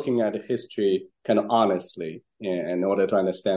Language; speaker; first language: English; non-native, fluent; Chinese